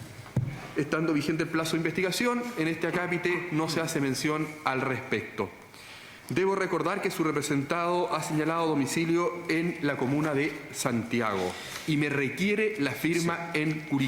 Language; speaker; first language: Spanish; native; Spanish